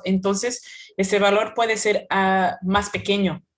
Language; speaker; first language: Spanish; non-native, fluent; Portuguese